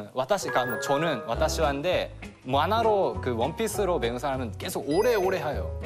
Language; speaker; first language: Korean; non-native, fluent; Japanese